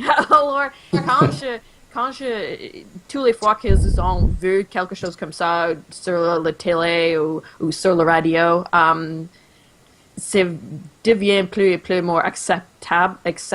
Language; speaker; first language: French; non-native, local second language; English